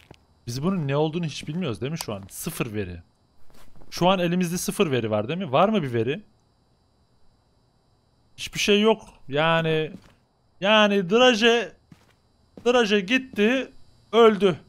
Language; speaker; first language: Turkish; native; Turkish